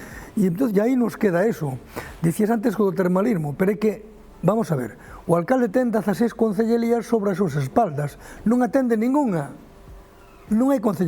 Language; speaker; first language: Galician; native; Galician